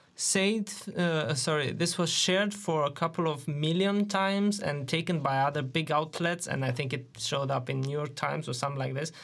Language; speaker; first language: English; non-native, fluent; Romanian